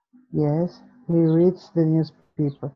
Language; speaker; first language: English; non-native, learner; Spanish